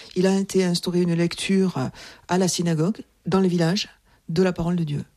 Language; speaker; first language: French; native; French